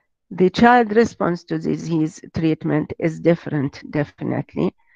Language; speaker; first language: English; non-native, fluent; Arabic